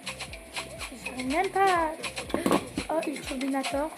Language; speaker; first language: French; native; French